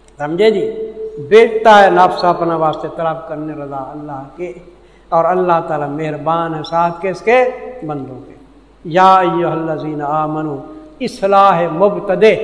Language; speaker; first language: Urdu; non-native, local second language; Saraiki